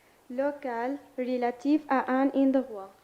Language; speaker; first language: French; non-native, learner; Arabic